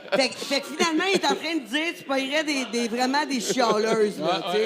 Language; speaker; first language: French; native; French